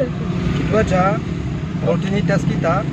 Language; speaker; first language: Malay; non-native, fluent; French